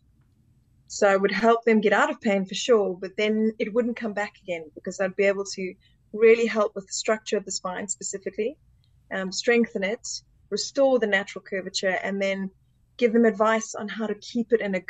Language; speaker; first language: English; native; English